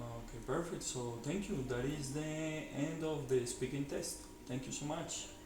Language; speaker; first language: English; non-native, learner; Spanish